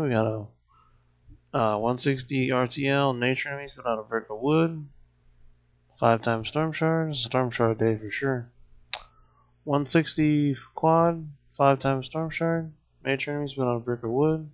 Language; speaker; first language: English; native; English